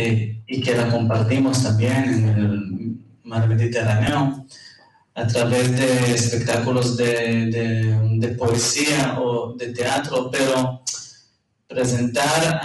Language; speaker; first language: Spanish; non-native, fluent; Hebrew